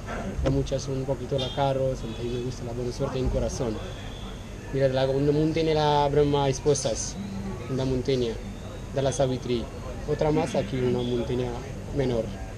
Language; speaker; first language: Spanish; non-native, learner; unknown